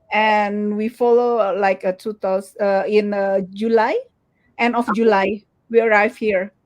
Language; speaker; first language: English; non-native, learner; Indonesian